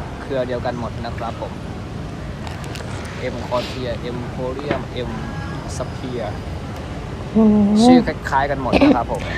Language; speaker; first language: Thai; native; Thai